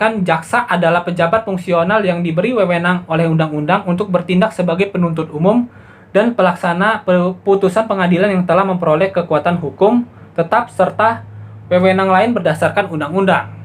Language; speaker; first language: Indonesian; native; Indonesian